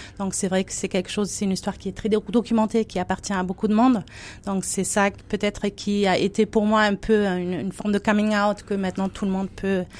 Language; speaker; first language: French; non-native, fluent; German